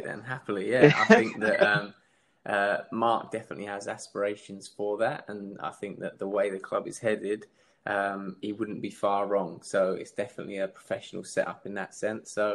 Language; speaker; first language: English; native; English